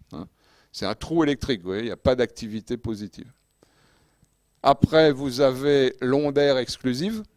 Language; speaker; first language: French; native; French